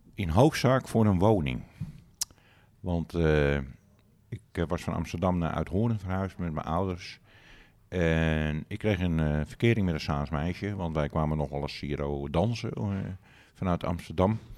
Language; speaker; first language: Dutch; native; Dutch